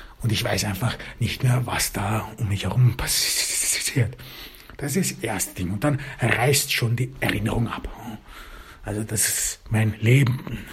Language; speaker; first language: German; early bilingual, other home language; Turkish